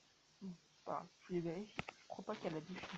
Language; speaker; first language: French; native; French